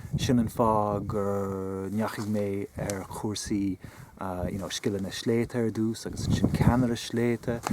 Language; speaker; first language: Irish; non-native, local second language; English